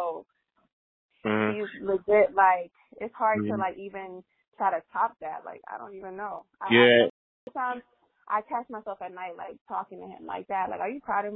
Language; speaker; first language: English; non-native, fluent; Spanish